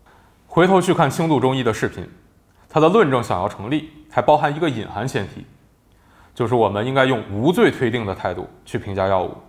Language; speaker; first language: Chinese; native; Chinese